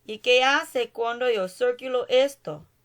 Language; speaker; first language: Spanish; non-native, learner; English